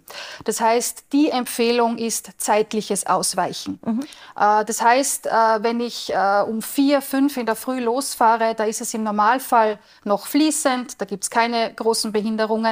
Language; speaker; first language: German; native; German